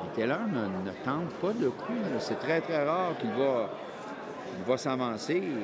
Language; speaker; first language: French; native; French